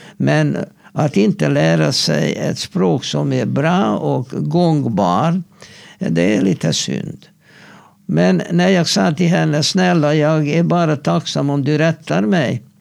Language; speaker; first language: Swedish; non-native, fluent; Hungarian